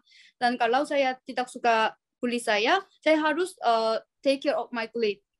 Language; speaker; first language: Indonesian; non-native, learner; Korean